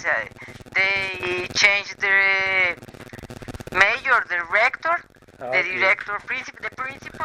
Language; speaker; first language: English; non-native, learner; Spanish